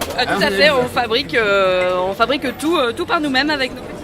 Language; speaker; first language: French; native; French